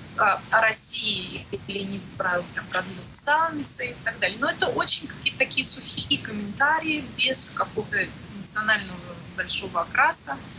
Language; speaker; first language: Russian; native; Russian